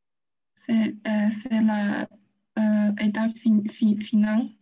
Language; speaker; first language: French; non-native, fluent; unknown